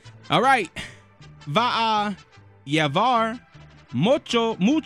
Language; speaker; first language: Spanish; non-native, learner; English